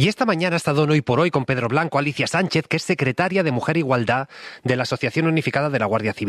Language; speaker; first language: Spanish; native; Spanish